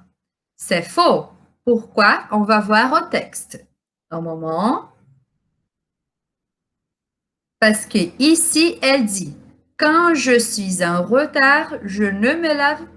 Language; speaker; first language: French; non-native, fluent; Portuguese